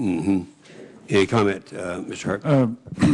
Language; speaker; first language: English; native; English